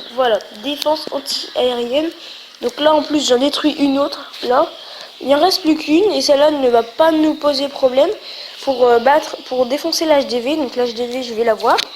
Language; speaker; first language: French; native; French